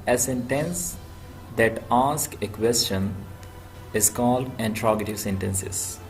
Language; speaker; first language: English; non-native, local second language; Urdu